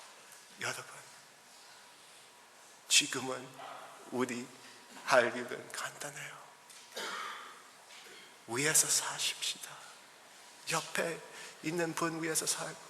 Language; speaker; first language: Korean; early bilingual, heritage; Korean